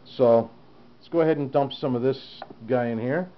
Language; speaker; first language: English; native; English